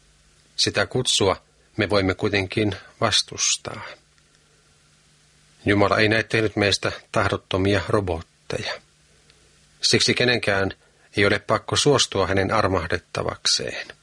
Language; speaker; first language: Finnish; native; Finnish